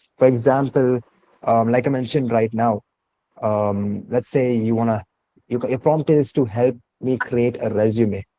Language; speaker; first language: English; non-native, local second language; Malayalam